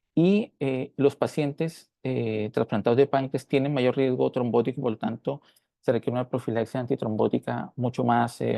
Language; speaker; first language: Spanish; native; Spanish